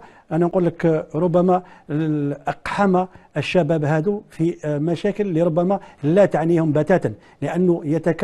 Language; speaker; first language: Arabic; native; Arabic